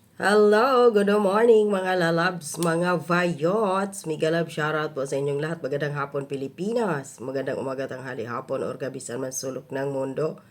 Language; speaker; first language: Filipino; non-native, local second language; Cebuano